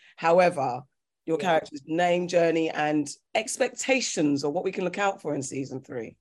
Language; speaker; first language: English; native; English